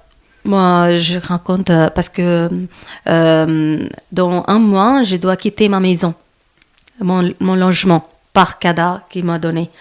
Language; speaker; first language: French; non-native, learner; Malayalam